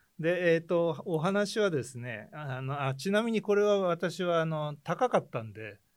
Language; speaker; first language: Japanese; native; Japanese